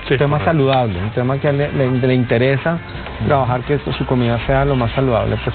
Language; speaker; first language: Spanish; native; Spanish